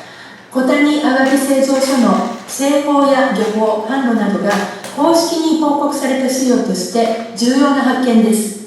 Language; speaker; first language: Japanese; native; Japanese